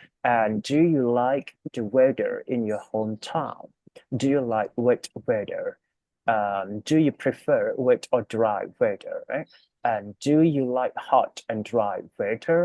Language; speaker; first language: English; non-native, fluent; Thai